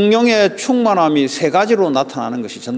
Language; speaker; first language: Korean; native; Korean